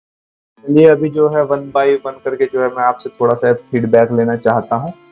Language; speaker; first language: Hindi; native; Hindi